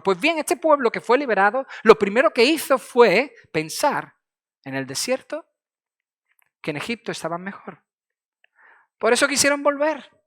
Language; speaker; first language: Spanish; native; Spanish